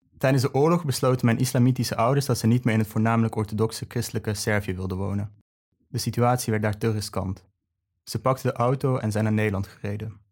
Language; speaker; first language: Dutch; early bilingual, other home language; Serbian